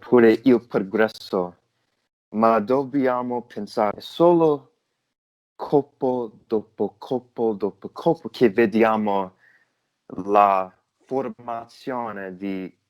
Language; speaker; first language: Italian; non-native, learner; English